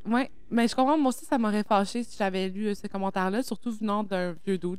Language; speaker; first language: French; native; French